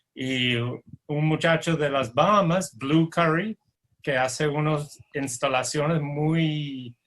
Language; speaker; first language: Spanish; non-native, fluent; English